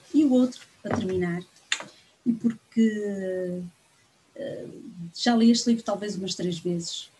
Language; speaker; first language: Portuguese; native; Portuguese